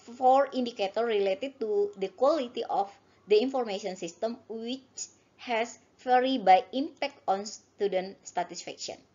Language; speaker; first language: English; non-native, learner; Indonesian